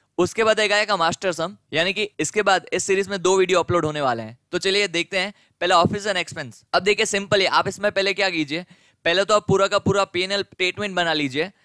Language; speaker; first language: Hindi; non-native, local second language; Gujarati